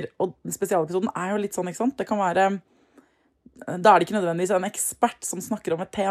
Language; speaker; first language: Norwegian; native; Norwegian